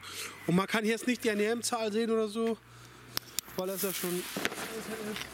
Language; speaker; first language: German; native; German